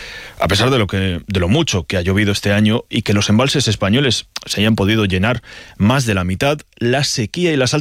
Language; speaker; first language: Spanish; native; Spanish